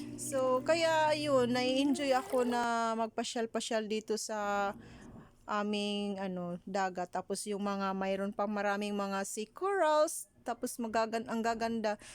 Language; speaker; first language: Filipino; native; Filipino